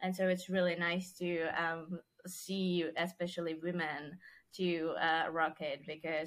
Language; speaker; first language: English; non-native, fluent; Czech